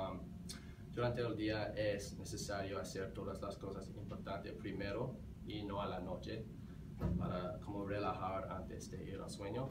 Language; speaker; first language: Spanish; non-native, learner; English